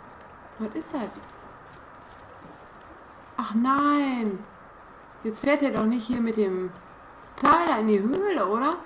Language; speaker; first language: German; native; German